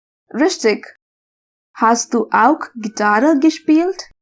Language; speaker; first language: German; non-native, fluent; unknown